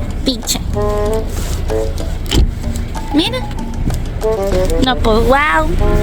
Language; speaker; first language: Spanish; early bilingual, heritage; Spanish